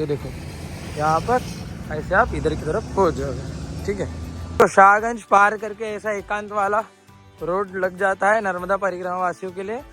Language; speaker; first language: Hindi; non-native, local second language; Marathi